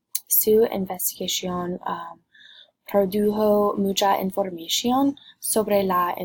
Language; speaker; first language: Spanish; non-native, learner; English